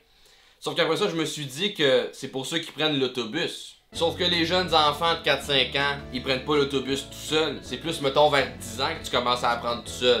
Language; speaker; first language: French; native; French